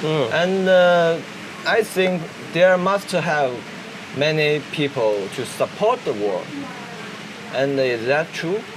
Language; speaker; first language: English; non-native, learner; Chinese